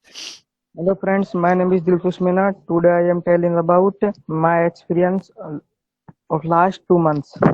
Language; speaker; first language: English; non-native, learner; Hindi